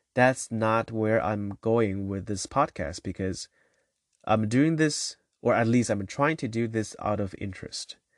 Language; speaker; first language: English; non-native, fluent; Chinese